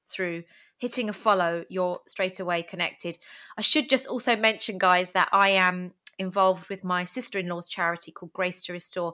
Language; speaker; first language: English; early bilingual, other home language; Greek